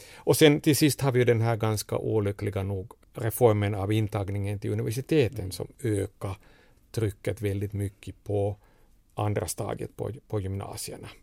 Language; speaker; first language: Swedish; native; Swedish